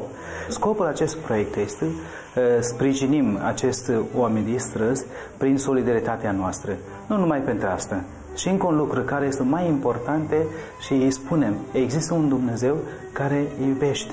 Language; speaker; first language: Romanian; non-native, learner; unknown